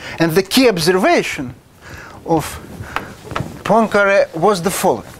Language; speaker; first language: English; non-native, fluent; Russian